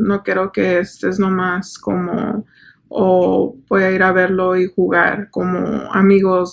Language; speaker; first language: Spanish; early bilingual, heritage; Spanish